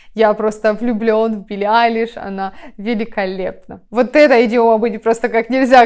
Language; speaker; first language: Russian; native; Russian